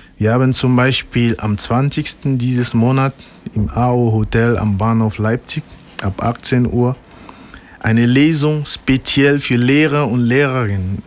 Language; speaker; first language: German; non-native, fluent; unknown